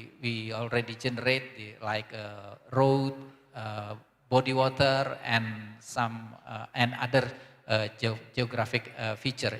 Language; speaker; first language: English; non-native, learner; Indonesian